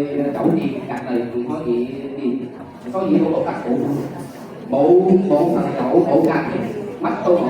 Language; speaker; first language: Cantonese; non-native, learner; Vietnamese